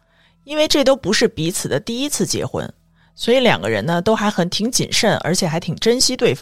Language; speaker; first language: Chinese; native; Chinese